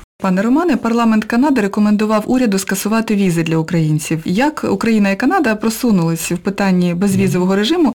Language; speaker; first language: Ukrainian; native; Ukrainian